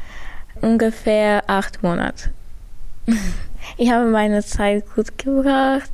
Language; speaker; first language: German; non-native, learner; Armenian